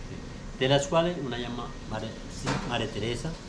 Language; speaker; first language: Spanish; native; Spanish